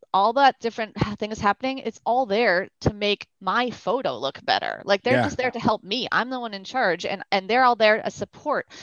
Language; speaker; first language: English; native; English